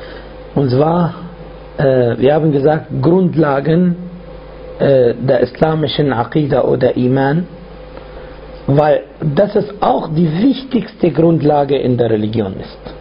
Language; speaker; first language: German; non-native, fluent; Arabic